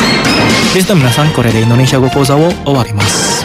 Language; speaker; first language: Japanese; non-native, fluent; Indonesian